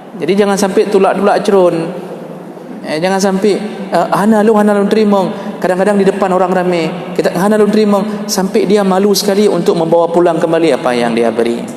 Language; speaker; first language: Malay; non-native, local second language; Achinese